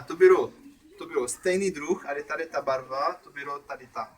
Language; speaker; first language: Czech; non-native, learner; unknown